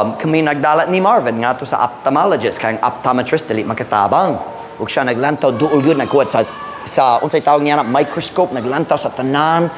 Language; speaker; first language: Cebuano; non-native, fluent; English